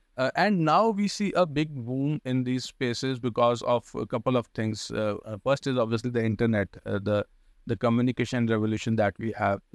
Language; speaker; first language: English; non-native, local second language; Hindi